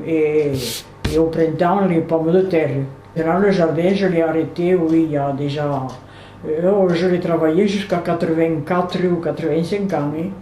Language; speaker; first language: French; early bilingual, other home language; Polish